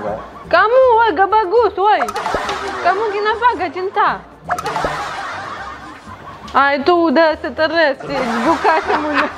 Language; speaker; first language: Indonesian; non-native, learner; Russian